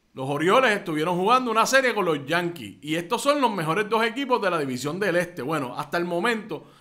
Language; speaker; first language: Spanish; native; Spanish